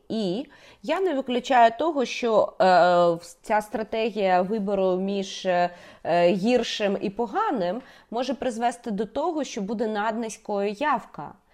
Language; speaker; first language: Ukrainian; native; Ukrainian